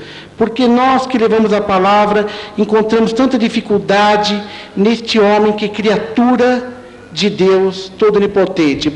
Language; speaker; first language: Portuguese; native; Portuguese